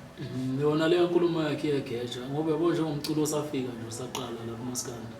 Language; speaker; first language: Zulu; native; Zulu